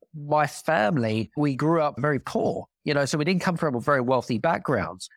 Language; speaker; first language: English; native; English